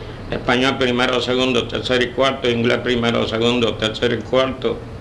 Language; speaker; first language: Spanish; native; Spanish